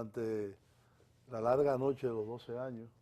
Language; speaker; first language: Spanish; native; Spanish